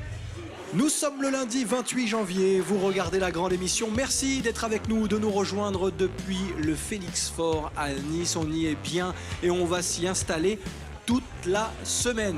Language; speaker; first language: French; native; French